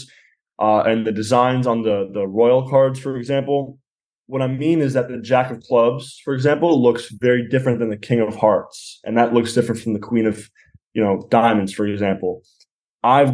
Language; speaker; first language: English; native; English